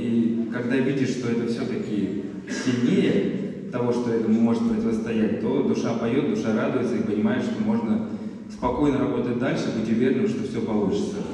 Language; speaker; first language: Russian; native; Russian